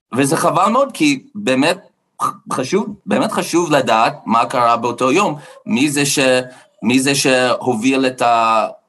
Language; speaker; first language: Hebrew; non-native, fluent; English